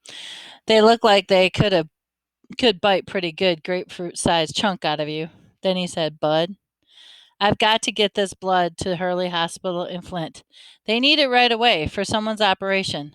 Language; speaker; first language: English; native; English